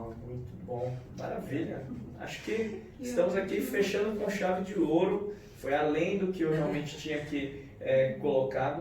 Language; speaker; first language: Portuguese; native; Portuguese